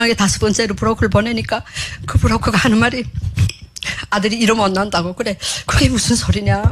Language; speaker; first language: Korean; native; Korean